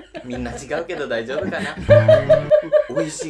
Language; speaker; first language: Japanese; early bilingual, heritage; English